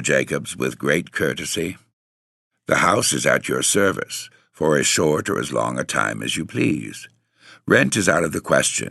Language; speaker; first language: English; native; English